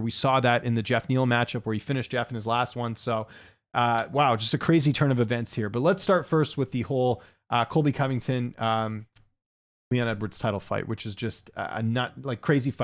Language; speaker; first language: English; native; English